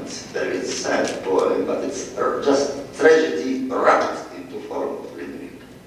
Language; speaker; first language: English; non-native, fluent; Russian